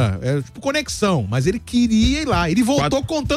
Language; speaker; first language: Portuguese; native; Portuguese